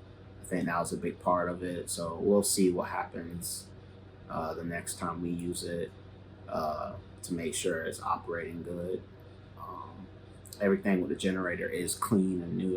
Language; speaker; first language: English; native; English